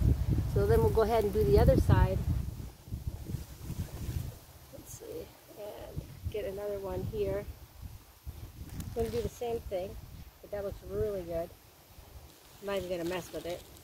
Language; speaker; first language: English; native; English